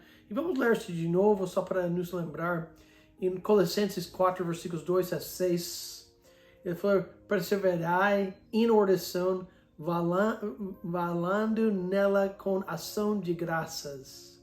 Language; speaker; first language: Portuguese; non-native, fluent; English